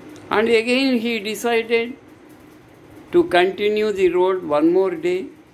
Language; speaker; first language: English; non-native, local second language; Telugu